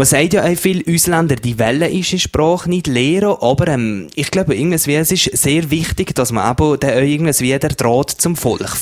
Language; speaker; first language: German; native; German